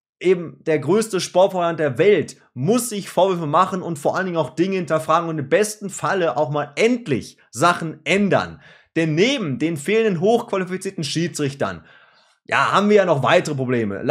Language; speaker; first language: German; native; German